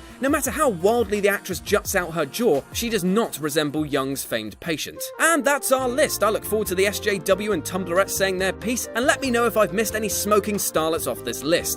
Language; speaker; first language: English; native; English